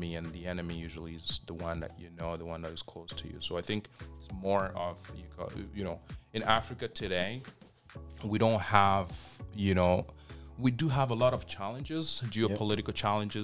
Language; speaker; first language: English; non-native, fluent; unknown